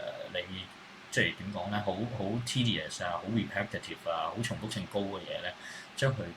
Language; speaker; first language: Cantonese; native; Cantonese